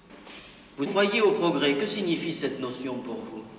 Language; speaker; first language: French; native; French